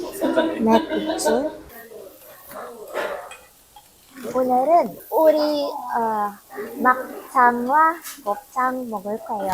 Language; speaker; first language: Korean; non-native, learner; Filipino